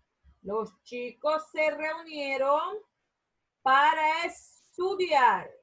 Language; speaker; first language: Spanish; non-native, learner; Portuguese